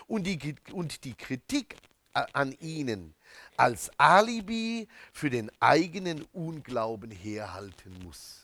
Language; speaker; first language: German; native; German